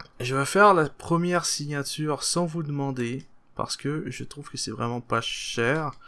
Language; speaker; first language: French; native; French